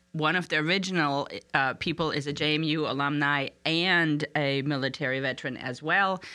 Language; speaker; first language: English; non-native, fluent; German